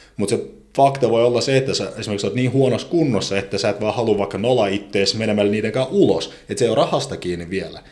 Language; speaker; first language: Finnish; non-native, fluent; Azerbaijani